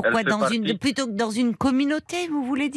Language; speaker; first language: French; native; French